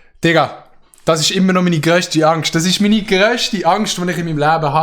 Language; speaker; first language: German; native; German